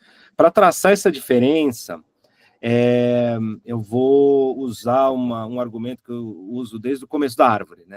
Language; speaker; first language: Portuguese; native; Portuguese